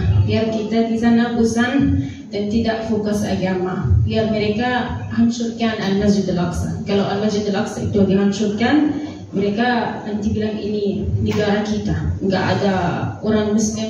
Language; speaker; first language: Indonesian; non-native, fluent; Arabic